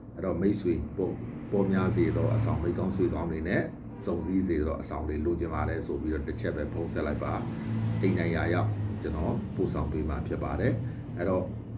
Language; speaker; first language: Burmese; native; Burmese